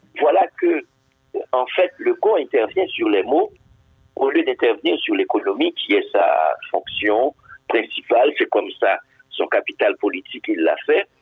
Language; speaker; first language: French; non-native, local second language; Haitian Creole